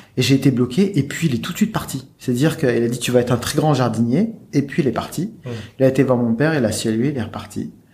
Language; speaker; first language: French; native; French